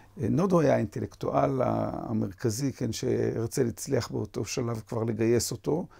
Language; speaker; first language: Hebrew; native; Hebrew